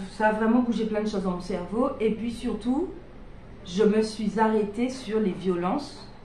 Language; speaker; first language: French; native; French